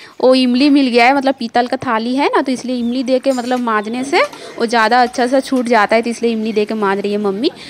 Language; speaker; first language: Hindi; non-native, local second language; Bangla